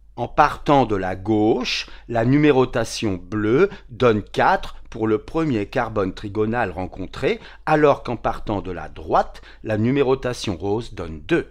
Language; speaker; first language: French; native; French